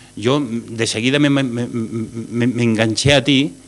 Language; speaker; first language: Spanish; native; Spanish